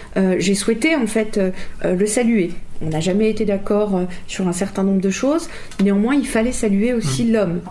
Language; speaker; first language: French; native; French